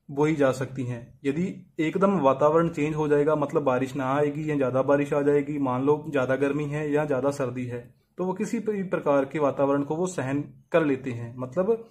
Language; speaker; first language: Hindi; native; Hindi